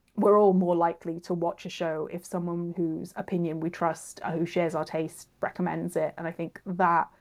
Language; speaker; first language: English; native; English